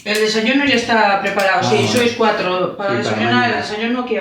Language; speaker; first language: Spanish; native; Spanish